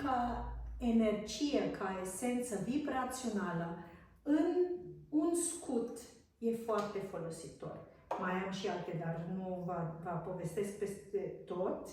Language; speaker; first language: Romanian; non-native, fluent; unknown